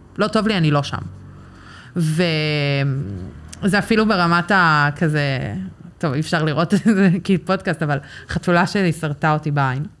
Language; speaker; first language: Hebrew; early bilingual, other home language; English